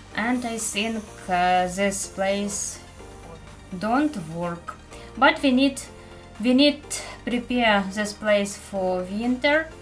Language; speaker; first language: English; non-native, fluent; Ukrainian